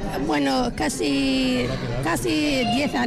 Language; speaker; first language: Spanish; non-native, learner; Arabic